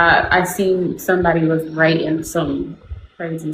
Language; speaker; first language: English; native; English